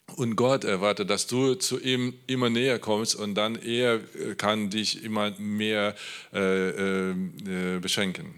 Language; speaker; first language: German; non-native, learner; Polish